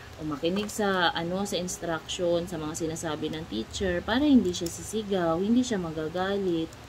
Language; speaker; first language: Filipino; non-native, local second language; Cebuano